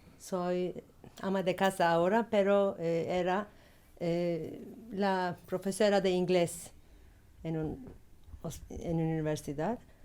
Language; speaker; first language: Spanish; non-native, learner; Turkish